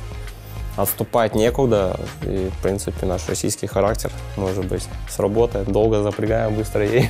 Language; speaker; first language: Russian; native; Russian